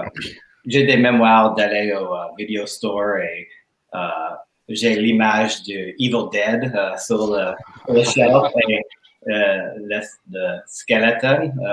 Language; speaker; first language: French; non-native, learner; English